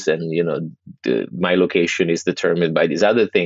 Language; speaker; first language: English; non-native, fluent; Italian